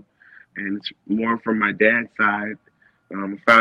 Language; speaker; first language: English; native; English